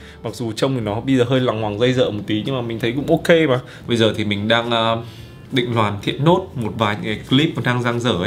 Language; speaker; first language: Vietnamese; native; Vietnamese